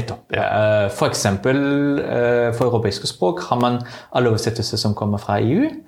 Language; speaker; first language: Norwegian; non-native, fluent; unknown